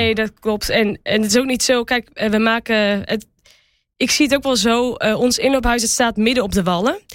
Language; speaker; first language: Dutch; native; Dutch